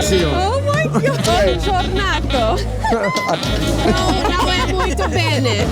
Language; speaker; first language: Italian; non-native, learner; English